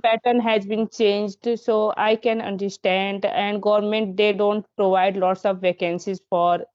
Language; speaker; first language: English; non-native, learner; Hindi